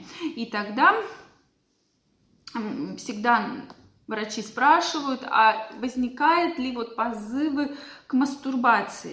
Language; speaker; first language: Russian; native; Russian